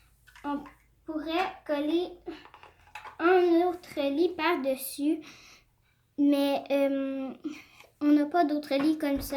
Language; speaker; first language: French; native; French